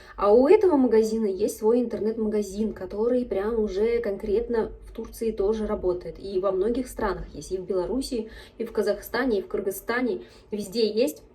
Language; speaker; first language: Russian; native; Russian